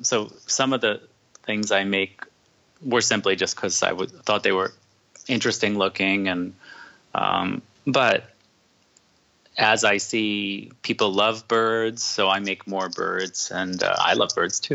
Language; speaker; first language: English; native; English